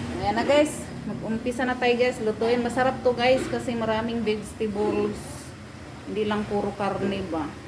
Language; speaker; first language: Filipino; non-native, local second language; Cebuano